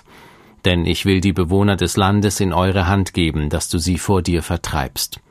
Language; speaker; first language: German; native; German